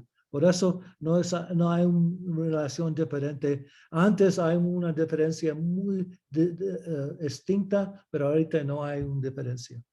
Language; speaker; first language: Spanish; early bilingual, heritage; English